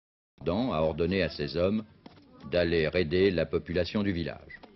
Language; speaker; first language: French; native; French